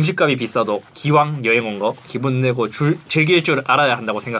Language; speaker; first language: Korean; native; Korean